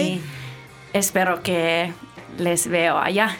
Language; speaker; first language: Spanish; non-native, learner; Finnish